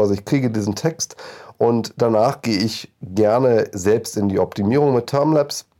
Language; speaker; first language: German; native; German